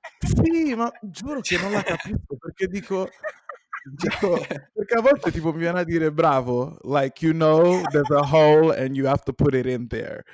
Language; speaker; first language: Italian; native; Italian